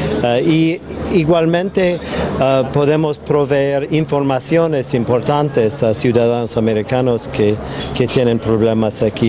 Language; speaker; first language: Spanish; non-native, fluent; English